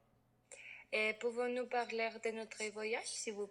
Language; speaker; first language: French; non-native, learner; Spanish